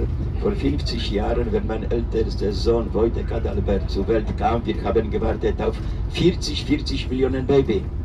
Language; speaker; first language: German; non-native, fluent; Polish